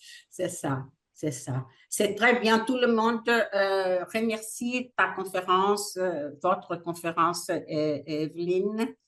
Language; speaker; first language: French; non-native, fluent; Portuguese